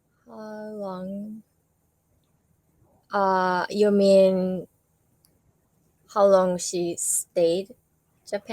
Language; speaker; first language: English; non-native, learner; Japanese